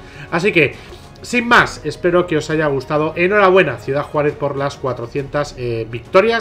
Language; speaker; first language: Spanish; native; Spanish